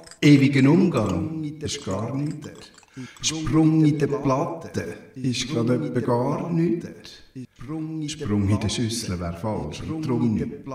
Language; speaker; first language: German; native; German